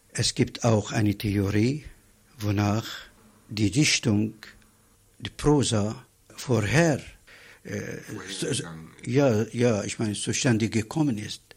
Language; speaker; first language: German; non-native, fluent; Arabic